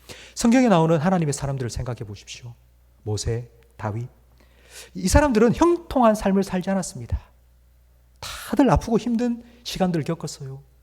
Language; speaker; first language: Korean; native; Korean